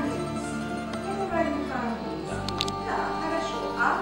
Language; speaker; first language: Russian; non-native, fluent; Hungarian